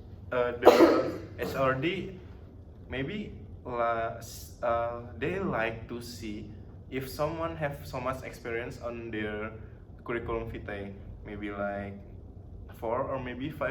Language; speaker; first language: English; non-native, learner; Indonesian